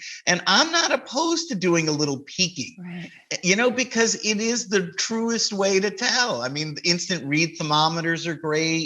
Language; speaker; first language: English; native; English